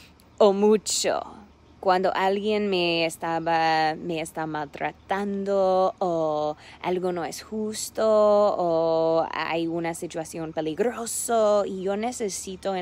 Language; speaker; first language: Spanish; non-native, fluent; English